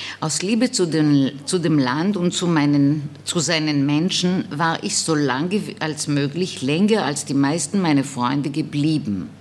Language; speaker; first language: German; non-native, fluent; Hebrew